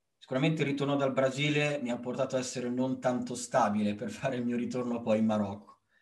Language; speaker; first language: Italian; early bilingual, other home language; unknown